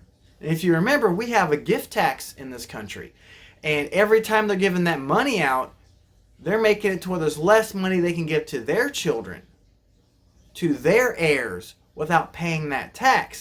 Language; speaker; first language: English; native; English